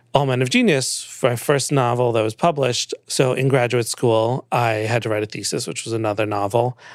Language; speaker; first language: English; native; English